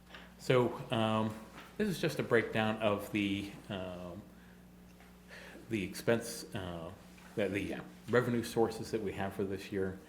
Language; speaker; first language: English; native; English